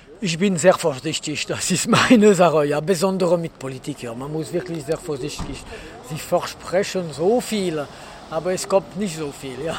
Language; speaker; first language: German; non-native, learner; French